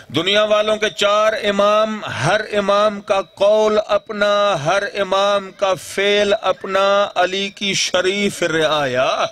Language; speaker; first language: Urdu; non-native, local second language; Sindhi